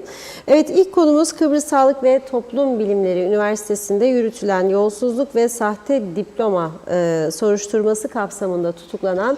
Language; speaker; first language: Turkish; native; Turkish